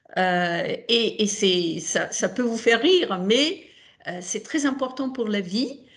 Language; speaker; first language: French; non-native, fluent; Italian